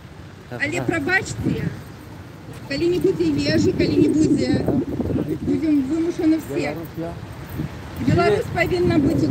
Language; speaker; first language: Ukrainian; non-native, learner; Belarusian